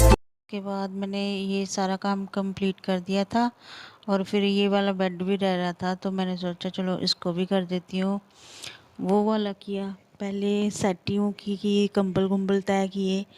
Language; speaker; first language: Hindi; non-native, local second language; Punjabi